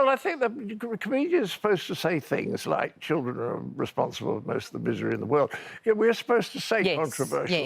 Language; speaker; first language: English; native; English